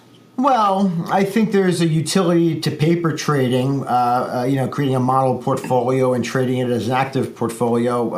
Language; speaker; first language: English; native; English